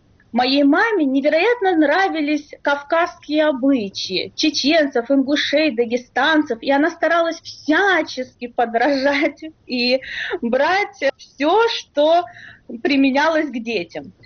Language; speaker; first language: Russian; native; Russian